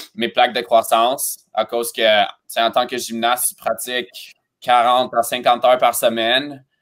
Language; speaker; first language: French; early bilingual, other home language; Romanian